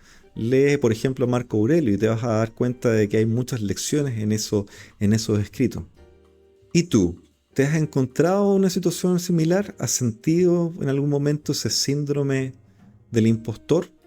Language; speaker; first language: Spanish; native; Spanish